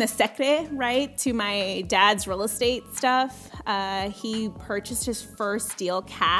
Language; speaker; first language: English; early bilingual, other home language; Spanish